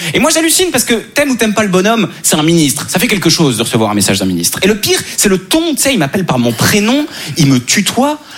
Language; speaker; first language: French; native; French